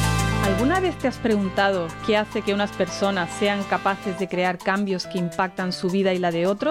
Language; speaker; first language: Spanish; native; Spanish